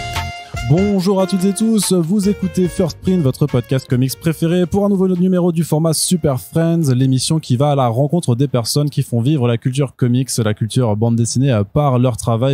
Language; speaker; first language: French; native; French